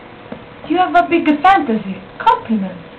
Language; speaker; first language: English; non-native, learner; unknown